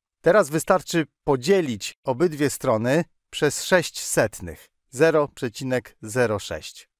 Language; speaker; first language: Polish; native; Polish